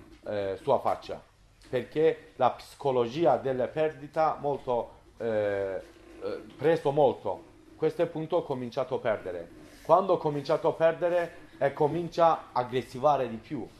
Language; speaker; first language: Italian; non-native, learner; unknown